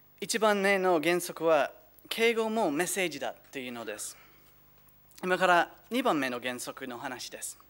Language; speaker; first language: Japanese; non-native, fluent; English